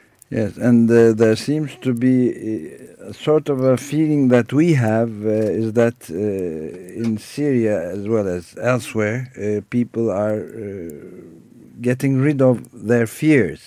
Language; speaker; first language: English; non-native, fluent; Turkish